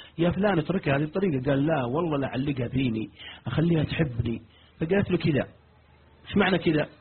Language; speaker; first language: Arabic; native; Arabic